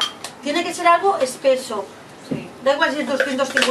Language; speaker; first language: Spanish; native; Spanish